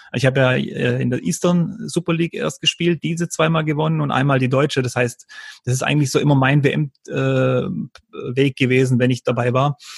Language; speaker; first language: German; early bilingual, other home language; Croatian